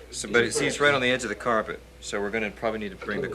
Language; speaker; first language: English; native; English